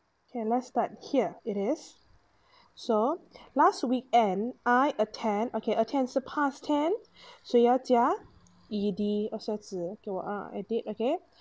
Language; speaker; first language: English; non-native, local second language; Chinese